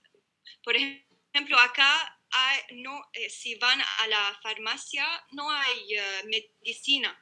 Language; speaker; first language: Spanish; non-native, learner; Arabic